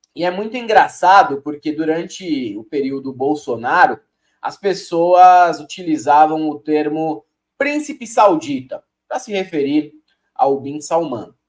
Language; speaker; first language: Portuguese; native; Portuguese